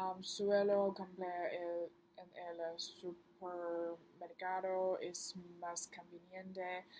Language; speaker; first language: Spanish; non-native, learner; Chinese